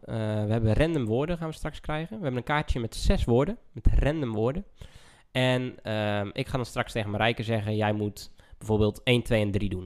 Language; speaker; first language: Dutch; native; Dutch